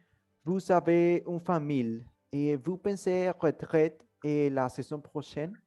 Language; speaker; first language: French; non-native, learner; Spanish